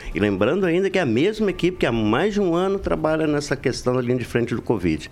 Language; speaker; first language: Portuguese; native; Portuguese